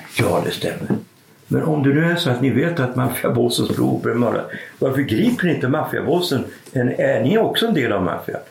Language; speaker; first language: Swedish; native; Swedish